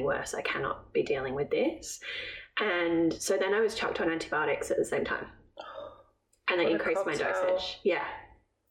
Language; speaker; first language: English; native; English